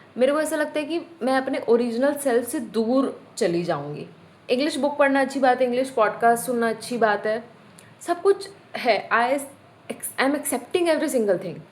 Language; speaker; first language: Hindi; native; Hindi